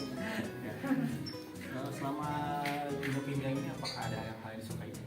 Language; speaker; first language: Indonesian; native; Indonesian